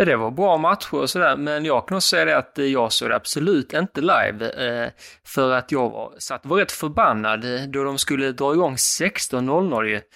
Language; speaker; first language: Swedish; native; Swedish